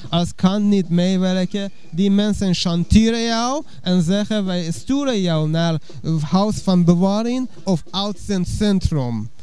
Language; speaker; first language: Dutch; non-native, learner; Persian